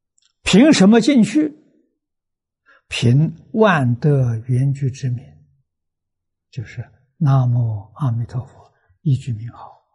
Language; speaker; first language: Chinese; native; Chinese